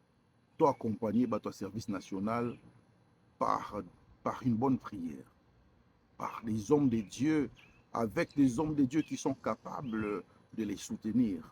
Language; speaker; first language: French; non-native, local second language; Lingala